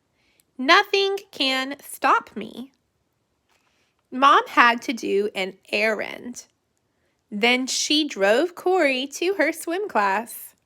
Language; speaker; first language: English; native; English